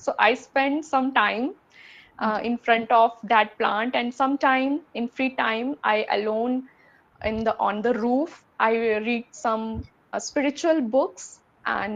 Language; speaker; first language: English; non-native, learner; Hindi